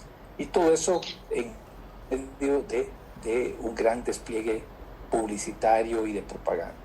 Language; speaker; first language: Spanish; native; Spanish